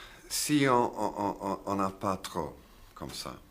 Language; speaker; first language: French; non-native, learner; English